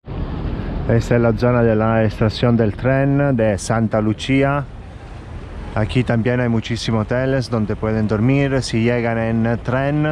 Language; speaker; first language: Spanish; non-native, fluent; Italian